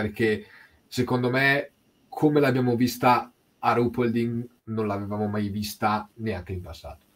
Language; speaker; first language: Italian; native; Italian